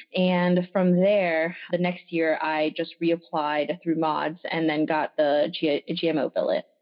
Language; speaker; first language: English; early bilingual, other home language; French